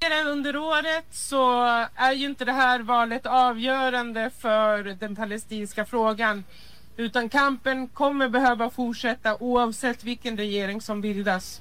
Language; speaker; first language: Swedish; early bilingual, other home language; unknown